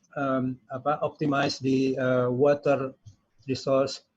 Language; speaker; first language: English; non-native, learner; Indonesian